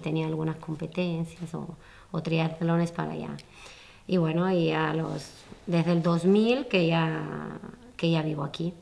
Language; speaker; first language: Spanish; native; Spanish